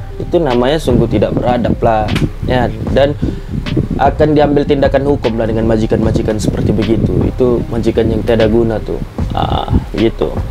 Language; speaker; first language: Malay; native; Malay